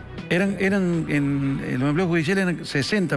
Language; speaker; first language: Spanish; native; Spanish